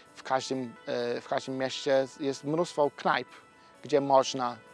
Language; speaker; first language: Polish; non-native, fluent; English